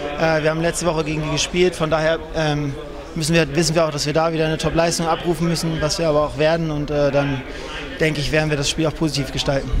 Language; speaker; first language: German; native; German